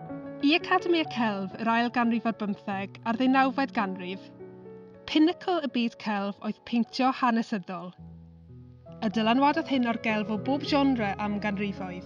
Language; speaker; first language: Welsh; native; Welsh